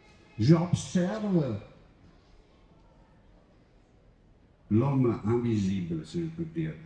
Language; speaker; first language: French; non-native, fluent; Croatian